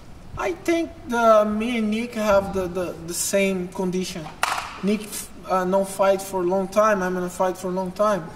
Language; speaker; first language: English; non-native, learner; Portuguese